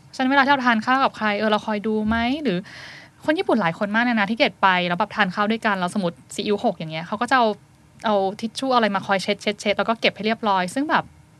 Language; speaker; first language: Thai; native; Thai